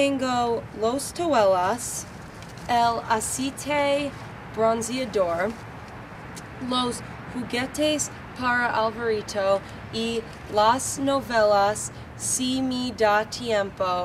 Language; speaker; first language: Spanish; non-native, learner; English